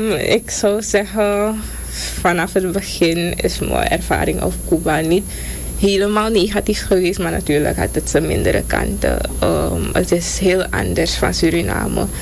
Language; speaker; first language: Dutch; native; Dutch